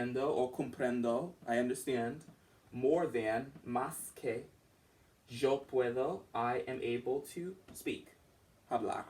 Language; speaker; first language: Spanish; non-native, learner; English